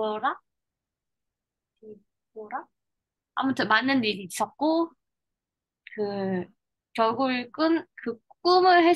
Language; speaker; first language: Korean; non-native, learner; Chinese